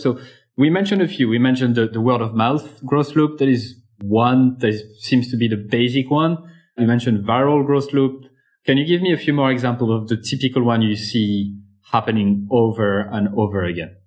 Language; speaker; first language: English; non-native, fluent; French